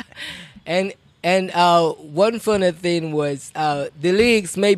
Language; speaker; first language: English; non-native, local second language; Krio